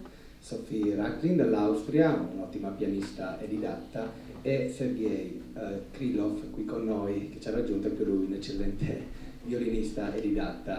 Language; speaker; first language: Italian; native; Italian